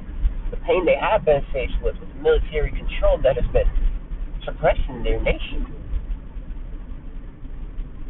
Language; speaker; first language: English; native; English